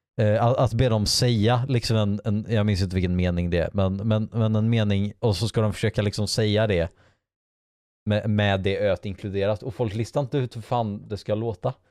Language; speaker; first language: Swedish; native; Swedish